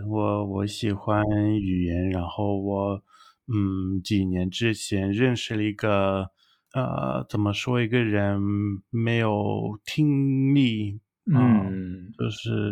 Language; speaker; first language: Chinese; non-native, learner; English